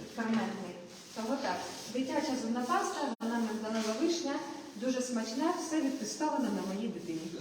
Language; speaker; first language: Ukrainian; non-native, local second language; Russian